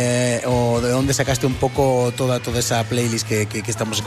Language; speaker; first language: Spanish; native; Spanish